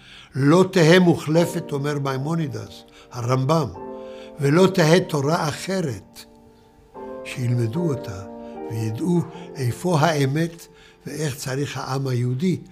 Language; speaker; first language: Hebrew; early bilingual, other home language; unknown